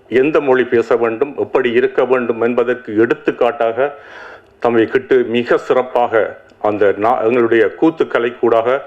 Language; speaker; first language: Tamil; native; Tamil